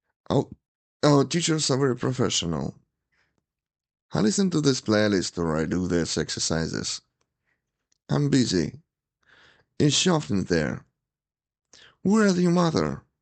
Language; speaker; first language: English; non-native, fluent; Ukrainian